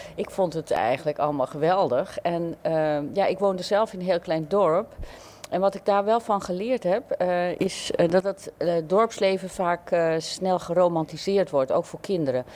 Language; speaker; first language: Dutch; native; Dutch